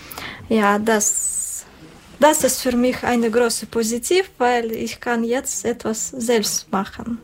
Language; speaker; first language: German; non-native, learner; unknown